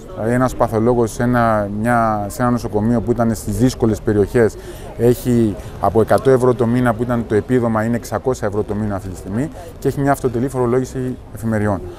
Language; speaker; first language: Greek; native; Greek